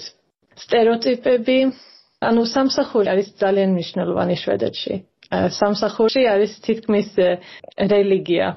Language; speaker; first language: Georgian; early bilingual, heritage; Swedish